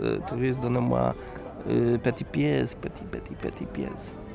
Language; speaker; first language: French; non-native, learner; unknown